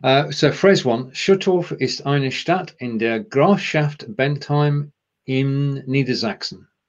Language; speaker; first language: German; non-native, learner; English